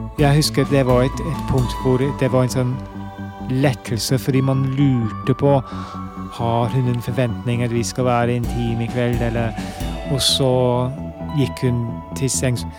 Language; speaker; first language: Norwegian; non-native, fluent; English